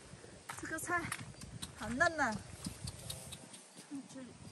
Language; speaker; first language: Chinese; non-native, fluent; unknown